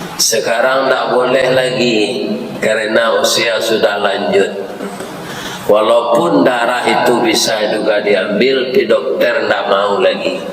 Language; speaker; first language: Malay; non-native, local second language; Minangkabau